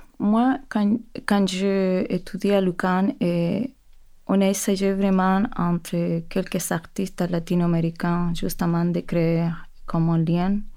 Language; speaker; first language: French; non-native, fluent; Spanish